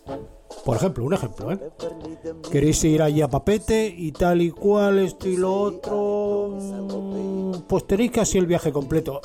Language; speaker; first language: Spanish; native; Spanish